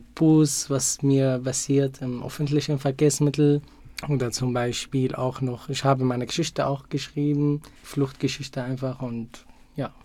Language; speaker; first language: German; non-native, fluent; Arabic